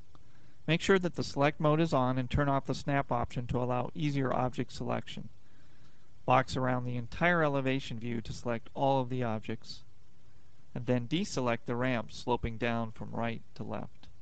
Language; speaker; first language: English; native; English